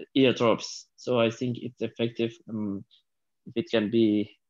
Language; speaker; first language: English; non-native, fluent; Somali